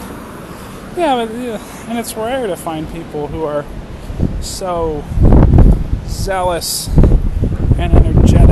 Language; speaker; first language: English; native; English